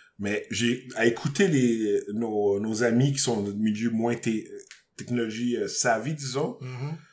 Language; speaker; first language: French; native; French